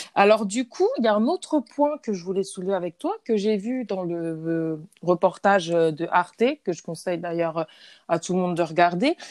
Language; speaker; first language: French; native; French